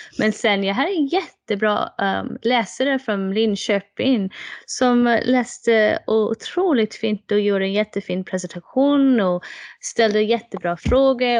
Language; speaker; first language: Swedish; non-native, fluent; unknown